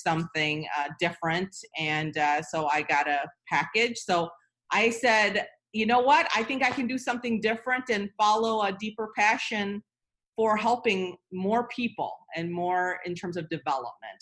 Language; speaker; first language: English; early bilingual, other home language; Korean